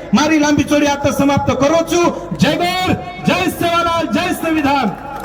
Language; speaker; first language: Marathi; non-native, local second language; Lambadi